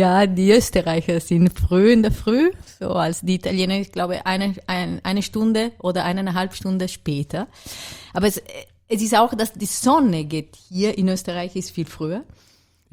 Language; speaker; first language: German; non-native, fluent; Italian